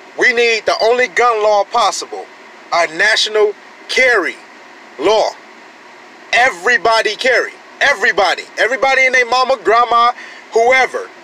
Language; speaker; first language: English; native; English